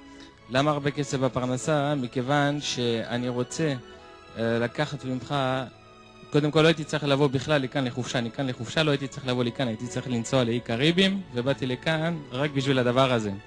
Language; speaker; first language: Hebrew; non-native, fluent; French